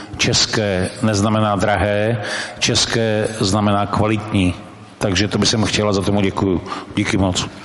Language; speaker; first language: Czech; native; Czech